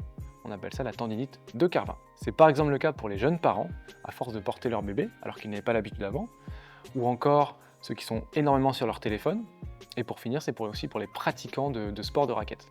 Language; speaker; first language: French; native; French